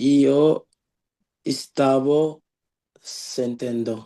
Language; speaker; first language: Italian; non-native, learner; Bangla